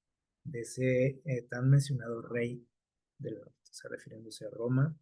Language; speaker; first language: Spanish; native; Spanish